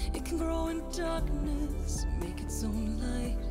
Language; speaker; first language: Swedish; native; Swedish